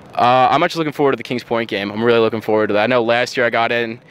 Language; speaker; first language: English; native; English